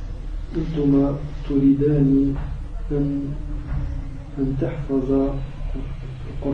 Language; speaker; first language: Arabic; non-native, learner; French